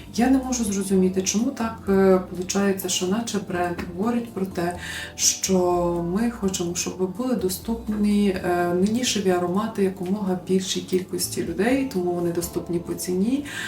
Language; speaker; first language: Ukrainian; native; Ukrainian